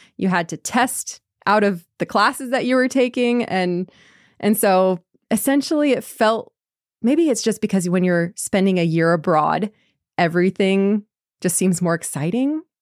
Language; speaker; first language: English; native; English